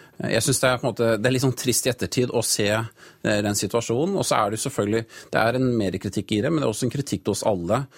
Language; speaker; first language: Norwegian; native; Norwegian